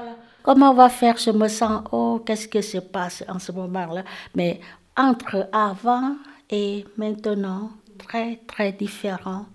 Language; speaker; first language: French; non-native, learner; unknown